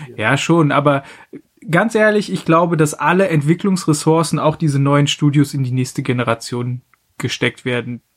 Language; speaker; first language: German; native; German